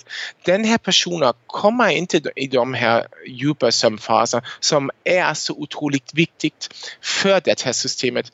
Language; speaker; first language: Swedish; non-native, fluent; German